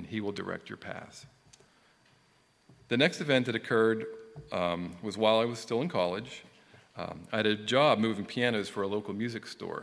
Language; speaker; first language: English; native; English